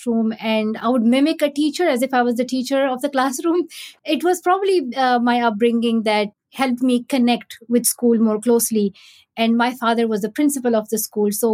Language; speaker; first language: English; non-native, local second language; Pashto